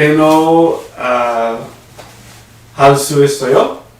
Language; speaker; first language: Korean; non-native, learner; English